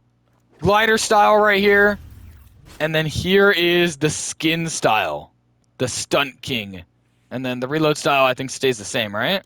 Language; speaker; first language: English; native; English